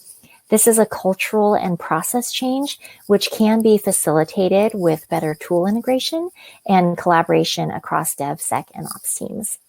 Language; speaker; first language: English; native; English